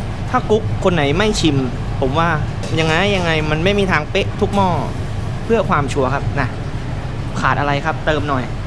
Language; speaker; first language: Thai; native; Thai